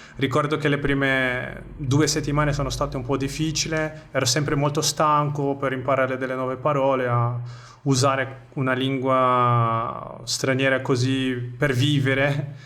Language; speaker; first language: Italian; non-native, fluent; Portuguese